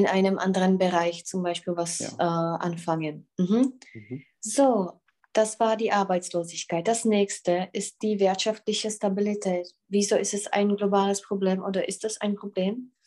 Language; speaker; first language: German; non-native, fluent; Czech